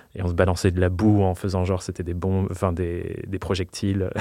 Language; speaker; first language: French; non-native, fluent; English